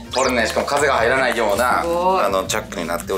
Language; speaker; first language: Japanese; native; Japanese